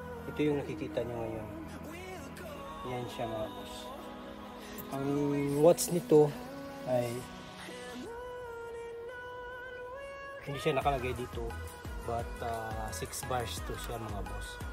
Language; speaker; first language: Filipino; native; Filipino